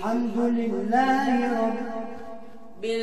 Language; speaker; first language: Arabic; native; Arabic